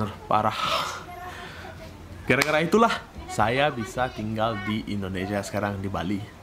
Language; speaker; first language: Indonesian; non-native, fluent; Russian